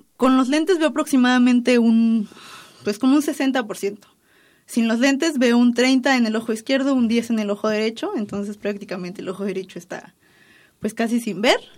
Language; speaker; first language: Spanish; native; Spanish